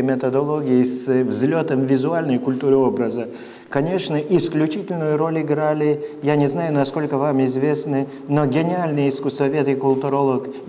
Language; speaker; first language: Russian; non-native, fluent; Lithuanian